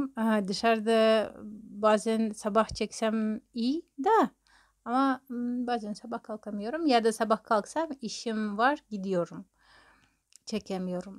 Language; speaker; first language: Turkish; non-native, fluent; Russian